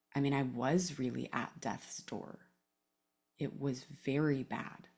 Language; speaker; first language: English; native; English